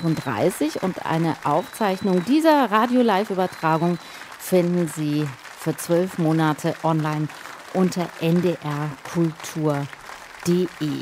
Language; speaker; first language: German; native; German